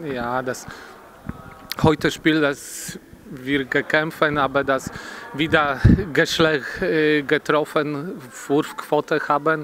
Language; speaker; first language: German; non-native, learner; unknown